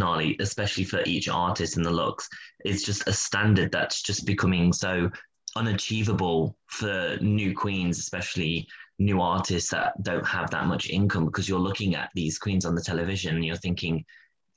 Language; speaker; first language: English; native; English